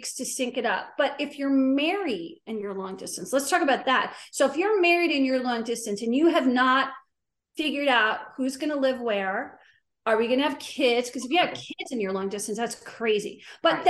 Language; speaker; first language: English; native; English